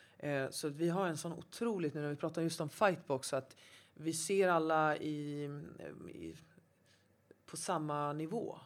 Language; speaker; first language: Swedish; native; Swedish